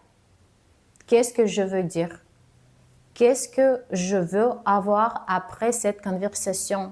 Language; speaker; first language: French; non-native, fluent; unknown